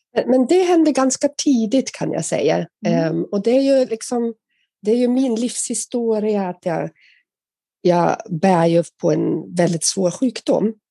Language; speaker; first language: Swedish; non-native, fluent; German